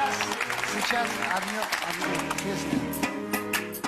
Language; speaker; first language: Russian; non-native, learner; Tajik